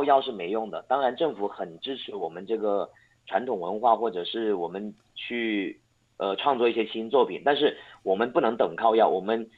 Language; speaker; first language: Chinese; non-native, local second language; Hakka Chinese